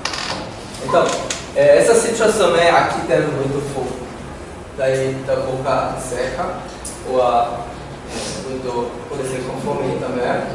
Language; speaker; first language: Portuguese; non-native, learner; Korean